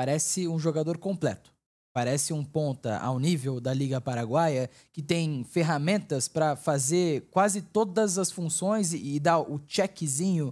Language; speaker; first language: Portuguese; native; Portuguese